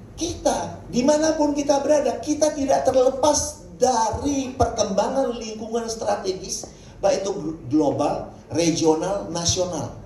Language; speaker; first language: Indonesian; native; Indonesian